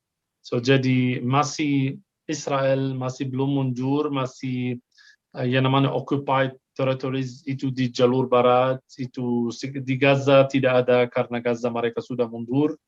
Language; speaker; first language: Indonesian; non-native, fluent; Arabic